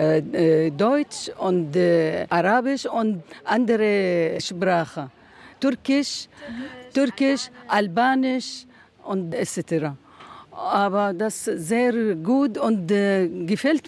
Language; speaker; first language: German; non-native, learner; Arabic